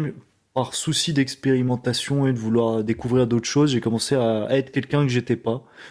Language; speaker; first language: French; native; French